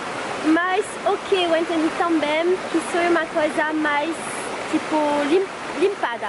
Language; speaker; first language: Portuguese; non-native, fluent; French